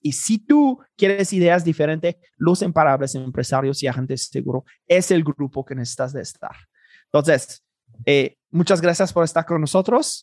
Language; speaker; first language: Spanish; non-native, fluent; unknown